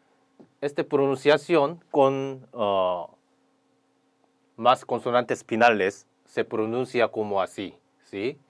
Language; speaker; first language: Spanish; non-native, learner; Korean